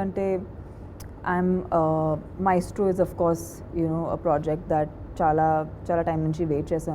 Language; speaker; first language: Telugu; non-native, fluent; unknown